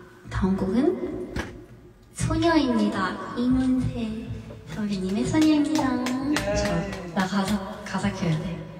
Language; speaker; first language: Korean; early bilingual, heritage; Korean